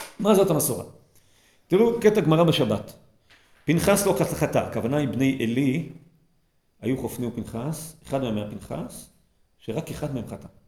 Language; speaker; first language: Hebrew; native; Hebrew